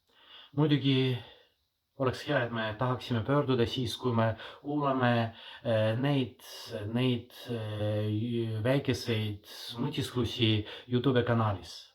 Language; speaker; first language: Estonian; non-native, fluent; Russian